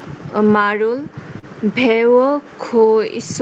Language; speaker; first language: Korean; non-native, learner; Bangla